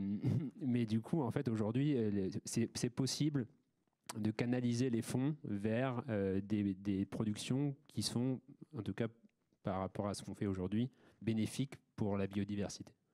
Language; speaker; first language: French; native; French